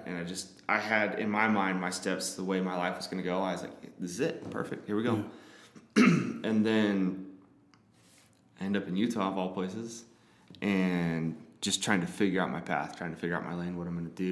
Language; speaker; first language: English; native; English